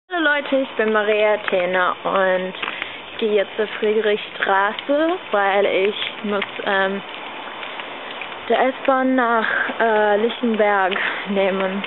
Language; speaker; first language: German; non-native, learner; English